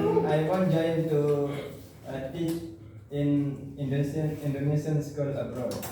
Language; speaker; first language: English; non-native, learner; Indonesian